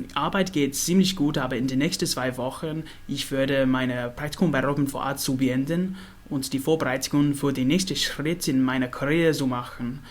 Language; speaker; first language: German; non-native, learner; English